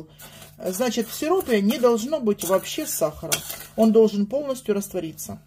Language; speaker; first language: Russian; native; Russian